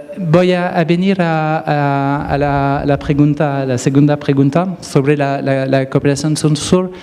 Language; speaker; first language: Spanish; non-native, fluent; French